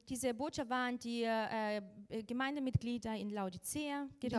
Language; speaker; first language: German; non-native, fluent; Russian